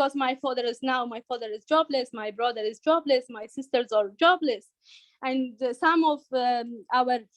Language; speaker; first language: English; non-native, learner; Persian